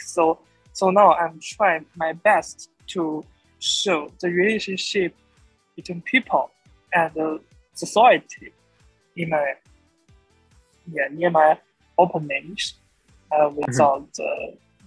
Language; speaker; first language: English; non-native, learner; Chinese